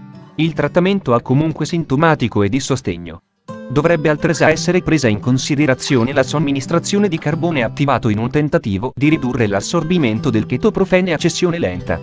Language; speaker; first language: Italian; native; Italian